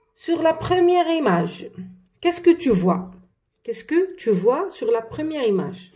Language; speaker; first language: French; non-native, local second language; Arabic